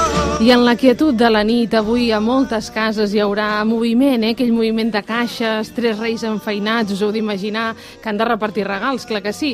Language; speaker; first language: Catalan; native; Catalan